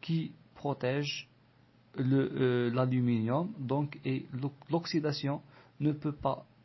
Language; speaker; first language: French; non-native, local second language; Arabic